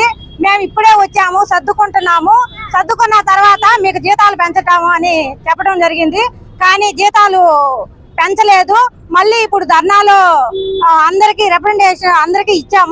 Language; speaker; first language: Telugu; native; Telugu